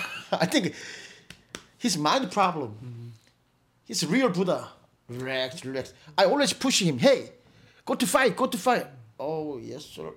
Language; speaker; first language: English; non-native, learner; Korean